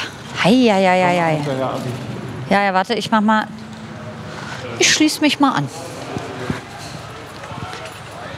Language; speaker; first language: German; native; German